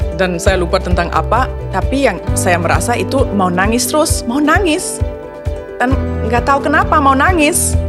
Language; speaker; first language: Indonesian; non-native, fluent; German